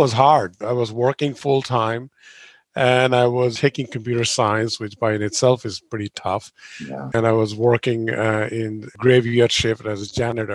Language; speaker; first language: English; non-native, local second language; Bangla